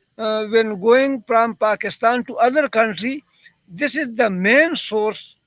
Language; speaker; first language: English; non-native, learner; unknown